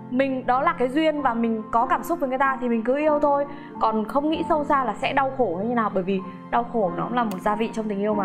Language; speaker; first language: Vietnamese; native; Vietnamese